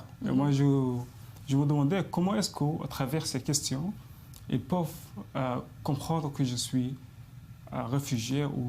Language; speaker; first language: French; non-native, fluent; Arabic